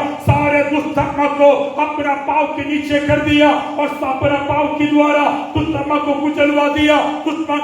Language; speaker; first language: Hindi; non-native, local second language; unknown